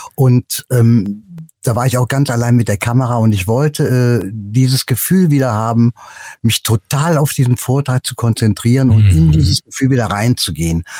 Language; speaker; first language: German; native; German